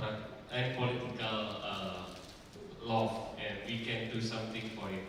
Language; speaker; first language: English; non-native, fluent; Indonesian